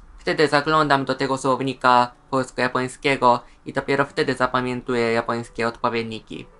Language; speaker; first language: Polish; non-native, fluent; Japanese